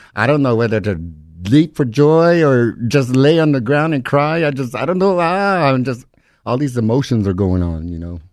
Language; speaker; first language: English; native; English